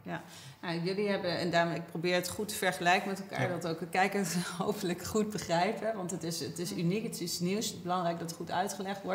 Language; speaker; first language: Dutch; native; Dutch